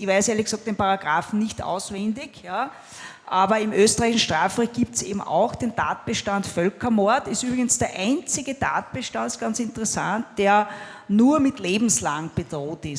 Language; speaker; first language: German; native; German